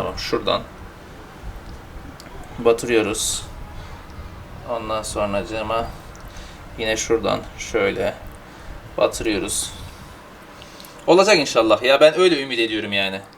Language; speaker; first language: Turkish; native; Turkish